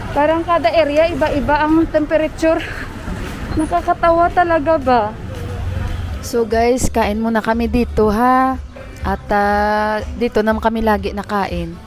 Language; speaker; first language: Filipino; native; Filipino